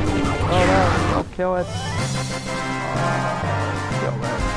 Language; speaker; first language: English; native; English